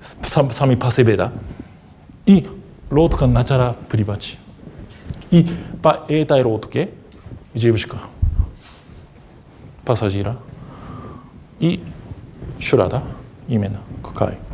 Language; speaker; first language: Russian; non-native, fluent; Japanese